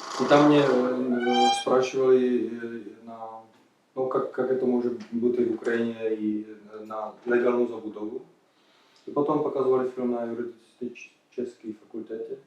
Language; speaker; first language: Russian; non-native, learner; Czech